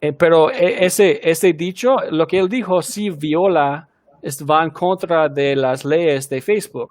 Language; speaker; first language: Spanish; non-native, fluent; English